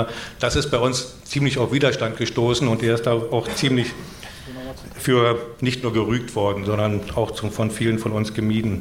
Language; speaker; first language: German; native; German